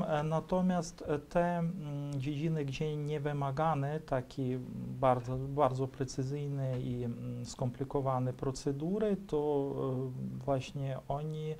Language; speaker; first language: Polish; non-native, fluent; Ukrainian